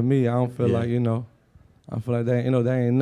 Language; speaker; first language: English; non-native, fluent; Arabic